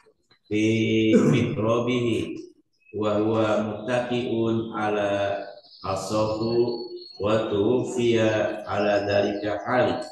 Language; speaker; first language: Arabic; non-native, learner; Indonesian